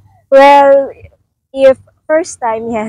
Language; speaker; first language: English; non-native, local second language; Cebuano